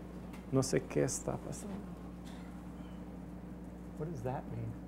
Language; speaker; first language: Spanish; non-native, fluent; English